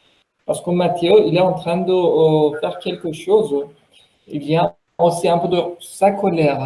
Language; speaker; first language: French; non-native, fluent; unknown